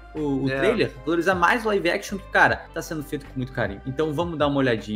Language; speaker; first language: Portuguese; native; Portuguese